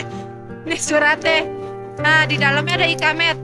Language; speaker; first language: Indonesian; native; Indonesian